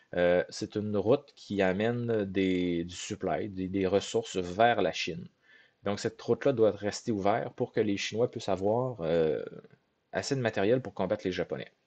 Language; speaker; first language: French; native; French